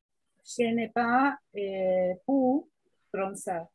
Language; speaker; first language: French; non-native, learner; Spanish